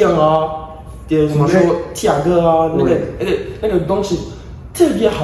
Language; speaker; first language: Chinese; non-native, learner; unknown